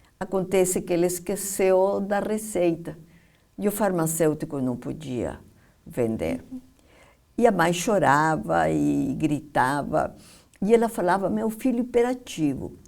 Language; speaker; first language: Portuguese; non-native, fluent; Spanish